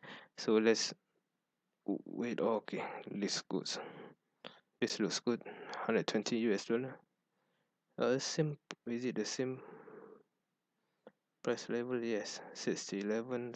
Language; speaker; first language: English; non-native, fluent; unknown